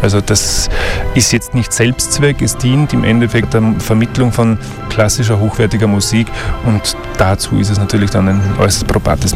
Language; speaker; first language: German; native; German